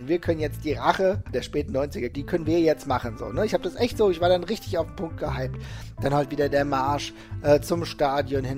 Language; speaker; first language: German; native; German